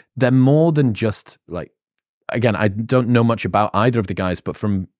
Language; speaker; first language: English; native; English